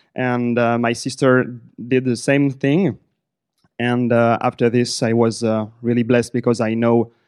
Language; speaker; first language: English; non-native, fluent; French